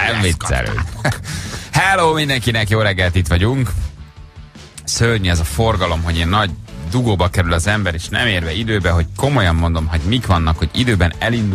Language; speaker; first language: Hungarian; native; Hungarian